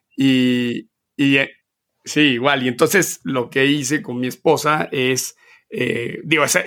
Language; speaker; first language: Spanish; native; Spanish